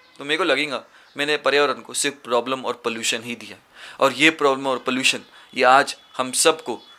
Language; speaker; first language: Hindi; native; Hindi